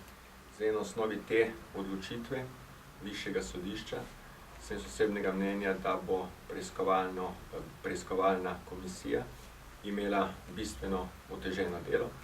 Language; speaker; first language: Slovenian; native; Slovenian